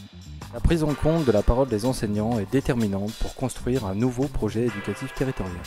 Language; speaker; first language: French; native; French